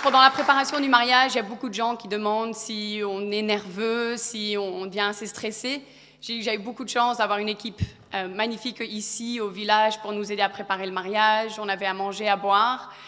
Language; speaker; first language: French; early bilingual, other home language; Polish